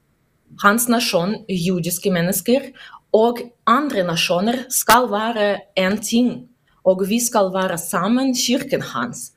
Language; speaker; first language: Norwegian; non-native, learner; Russian